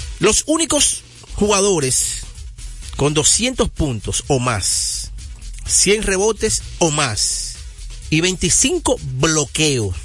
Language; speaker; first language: Spanish; native; Spanish